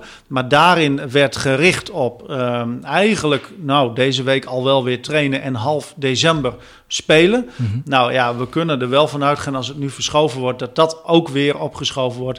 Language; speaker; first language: Dutch; native; Dutch